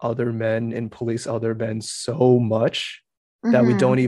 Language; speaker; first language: English; native; English